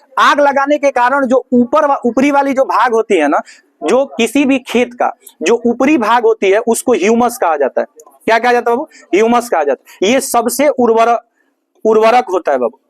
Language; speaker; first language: Hindi; native; Hindi